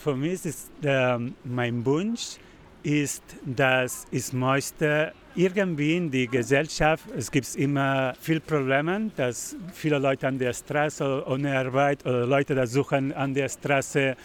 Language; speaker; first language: German; non-native, learner; Spanish